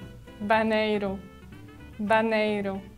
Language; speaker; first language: Portuguese; non-native, fluent; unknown